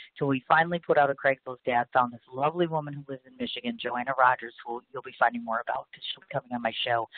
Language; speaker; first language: English; native; English